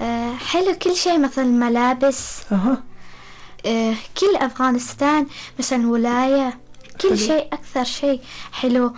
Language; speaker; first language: Arabic; non-native, learner; Persian